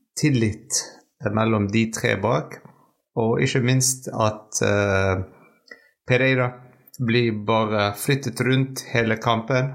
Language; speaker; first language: Norwegian; non-native, fluent; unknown